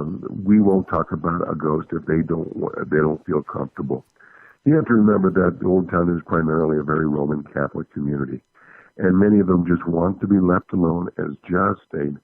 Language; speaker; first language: English; native; English